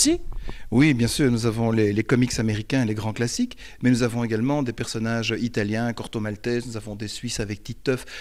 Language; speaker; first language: French; native; French